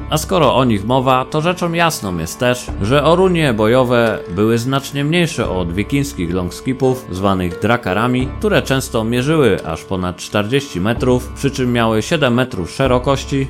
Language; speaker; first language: Polish; native; Polish